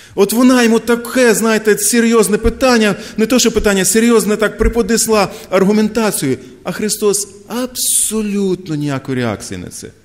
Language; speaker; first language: Ukrainian; non-native, local second language; Russian